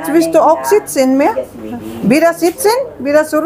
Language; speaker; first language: German; non-native, learner; Filipino